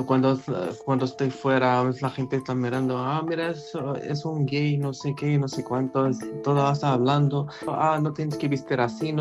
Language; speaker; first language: Spanish; non-native, learner; Arabic